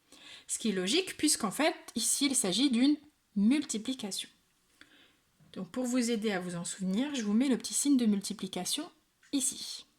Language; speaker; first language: French; native; French